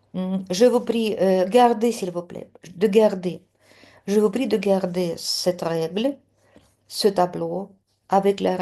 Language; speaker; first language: French; non-native, fluent; Russian